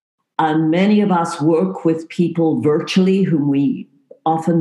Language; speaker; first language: English; native; English